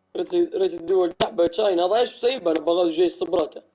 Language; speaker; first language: Arabic; native; Arabic